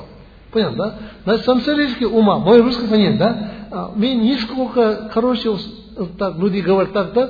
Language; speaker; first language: Russian; non-native, learner; Tibetan